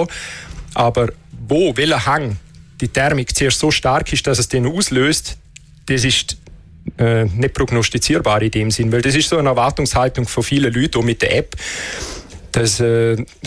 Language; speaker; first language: German; native; German